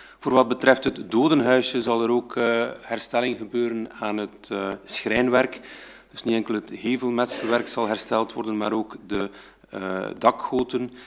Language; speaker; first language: Dutch; native; Dutch